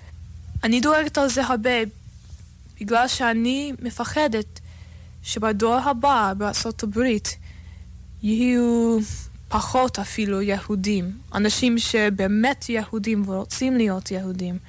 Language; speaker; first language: Hebrew; non-native, fluent; English